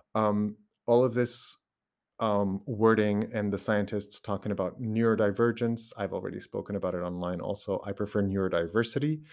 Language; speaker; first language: English; non-native, fluent; Portuguese